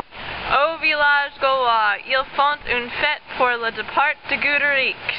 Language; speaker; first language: French; non-native, learner; English